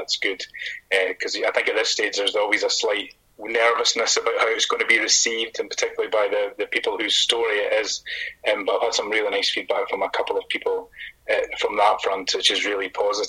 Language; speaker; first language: English; native; English